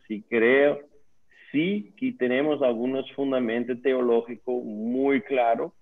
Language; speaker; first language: Spanish; non-native, learner; Dutch